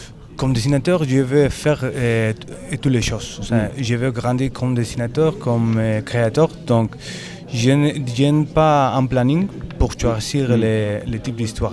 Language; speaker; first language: French; non-native, learner; Spanish